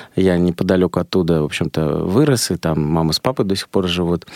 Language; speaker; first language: Russian; native; Russian